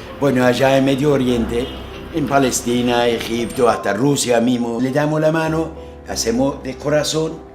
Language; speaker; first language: Spanish; non-native, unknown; Azerbaijani